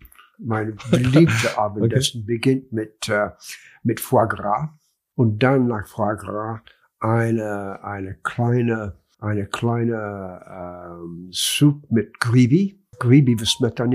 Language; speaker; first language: German; non-native, learner; English